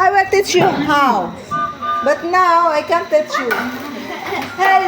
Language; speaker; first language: English; non-native, local second language; Cebuano